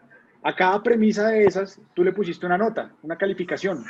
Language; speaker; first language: Spanish; native; Spanish